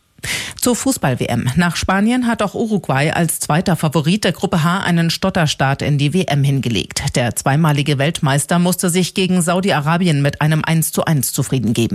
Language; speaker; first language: German; native; German